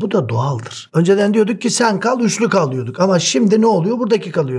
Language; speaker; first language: Turkish; native; Turkish